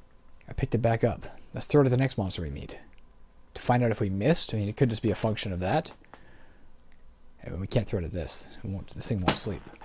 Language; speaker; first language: English; native; English